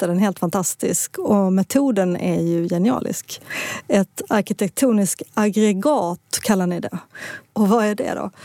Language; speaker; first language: Swedish; native; Swedish